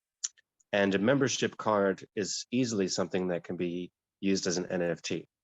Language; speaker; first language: English; native; English